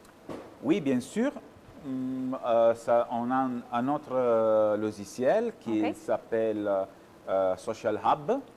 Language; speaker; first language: French; non-native, fluent; Italian